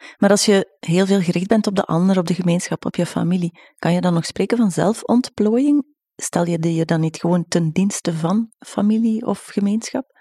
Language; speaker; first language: Dutch; native; Dutch